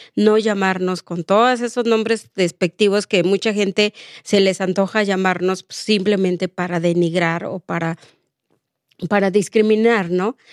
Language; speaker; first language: Spanish; non-native, local second language; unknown